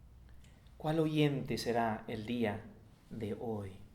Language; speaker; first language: Spanish; non-native, fluent; English